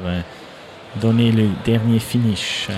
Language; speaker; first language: French; non-native, learner; German